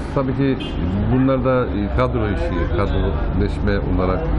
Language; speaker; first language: Turkish; native; Turkish